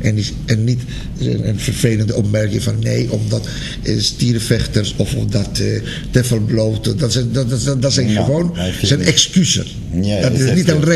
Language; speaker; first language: Dutch; non-native, fluent; Spanish